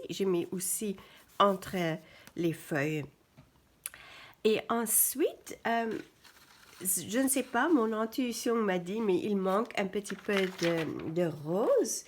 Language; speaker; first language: French; non-native, fluent; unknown